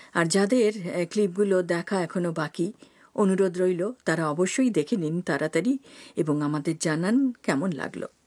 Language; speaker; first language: Bangla; native; Bangla